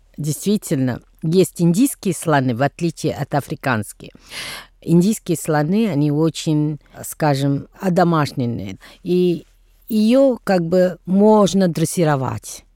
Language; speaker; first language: Russian; non-native, fluent; Tamil